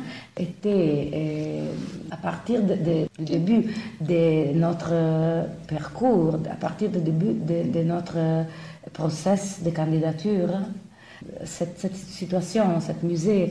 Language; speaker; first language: French; non-native, fluent; Italian